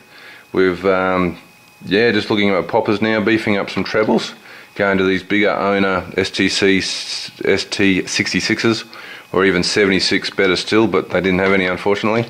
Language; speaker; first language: English; native; English